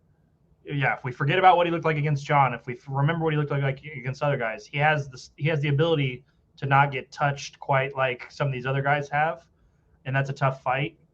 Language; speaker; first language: English; native; English